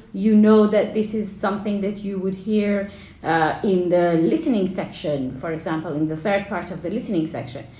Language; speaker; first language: English; non-native, fluent; Persian